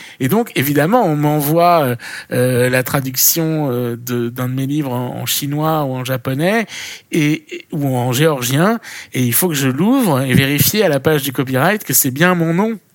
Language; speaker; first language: French; native; French